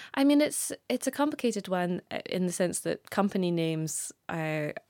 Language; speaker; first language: English; native; English